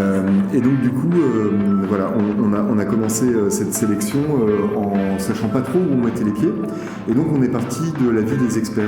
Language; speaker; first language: French; native; French